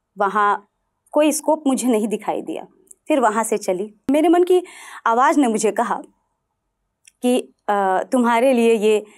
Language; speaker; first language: Hindi; non-native, local second language; Bhojpuri